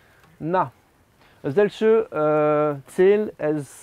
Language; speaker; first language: Hungarian; non-native, learner; French